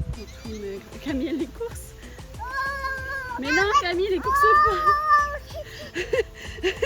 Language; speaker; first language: French; native; French